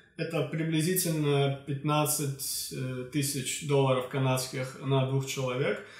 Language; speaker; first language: Russian; non-native, local second language; Azerbaijani